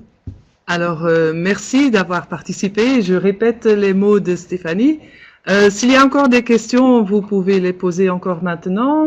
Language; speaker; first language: French; non-native, local second language; Dutch